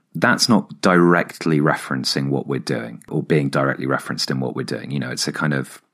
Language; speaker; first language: English; native; English